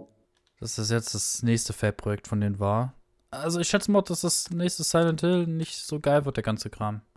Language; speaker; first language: German; native; German